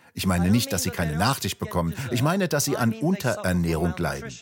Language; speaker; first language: German; non-native, fluent; Russian